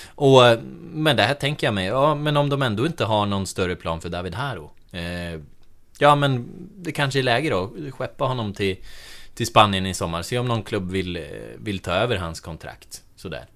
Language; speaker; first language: Swedish; native; Swedish